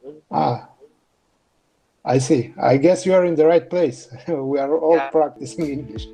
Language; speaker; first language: English; non-native, fluent; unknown